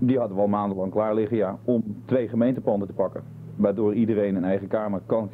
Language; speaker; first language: Dutch; native; Dutch